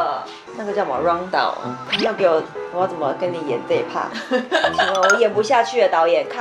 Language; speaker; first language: Chinese; native; Chinese